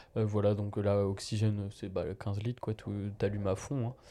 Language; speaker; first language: French; native; French